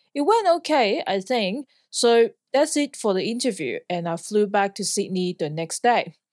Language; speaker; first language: English; non-native, local second language; Cantonese